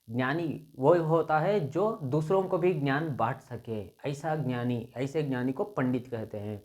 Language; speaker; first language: Hindi; non-native, local second language; Kannada